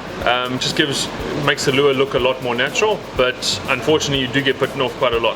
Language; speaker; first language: English; native; English